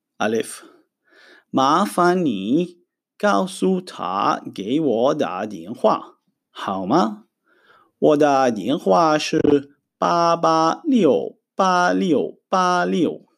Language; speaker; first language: Chinese; non-native, fluent; Hebrew